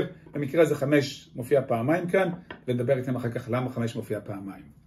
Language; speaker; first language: Hebrew; native; Hebrew